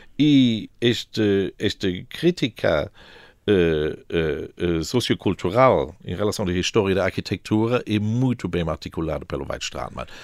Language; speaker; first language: Portuguese; non-native, fluent; German